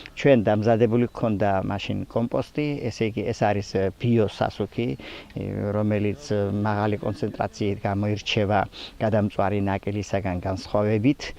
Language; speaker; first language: Georgian; native; Georgian